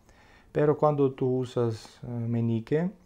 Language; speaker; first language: Spanish; non-native, learner; Russian